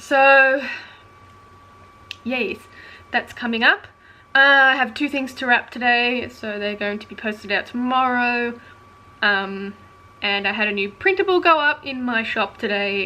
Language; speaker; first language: English; native; English